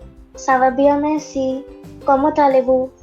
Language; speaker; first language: French; non-native, learner; Hindi